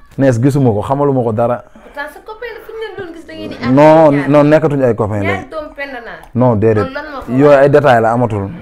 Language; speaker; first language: Wolof; native; Wolof